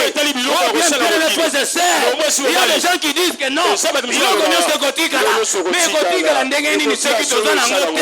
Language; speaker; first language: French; non-native, local second language; Lingala